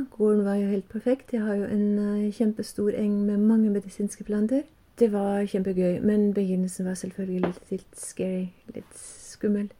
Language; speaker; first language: Norwegian; non-native, fluent; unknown